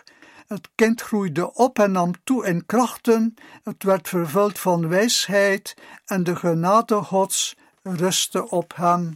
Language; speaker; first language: Dutch; native; Dutch